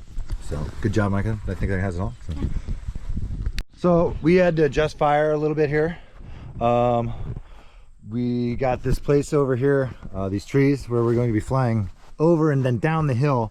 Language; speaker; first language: English; native; English